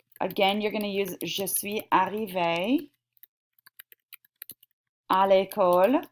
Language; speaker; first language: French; non-native, fluent; English